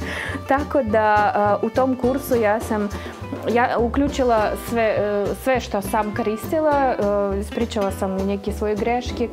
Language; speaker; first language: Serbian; non-native, fluent; Russian